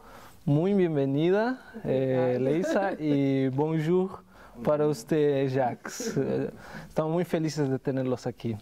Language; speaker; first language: Spanish; non-native, fluent; Portuguese